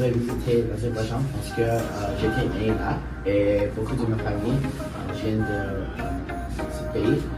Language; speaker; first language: French; non-native, learner; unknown